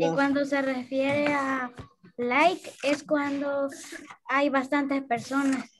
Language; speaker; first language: Spanish; native; Spanish